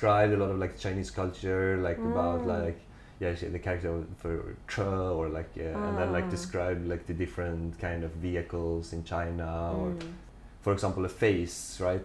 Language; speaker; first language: English; non-native, fluent; Swedish